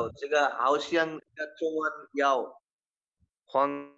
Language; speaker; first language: Chinese; non-native, learner; Arabic